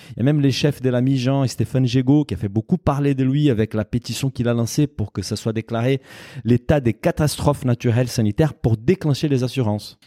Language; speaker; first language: French; non-native, fluent; Portuguese